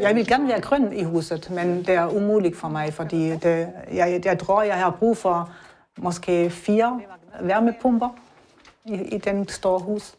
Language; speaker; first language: Danish; non-native, learner; German